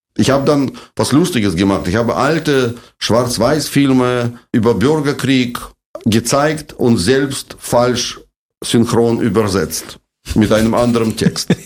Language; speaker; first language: German; non-native, fluent; Russian